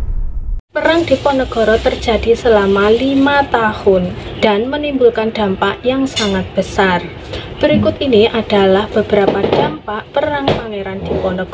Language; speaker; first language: Indonesian; native; Indonesian